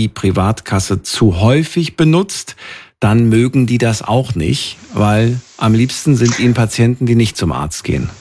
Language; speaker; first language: German; native; German